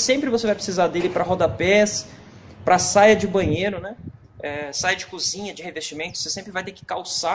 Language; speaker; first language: Portuguese; native; Portuguese